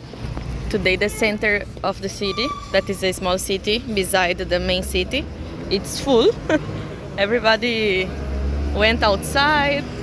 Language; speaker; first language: English; non-native, learner; Portuguese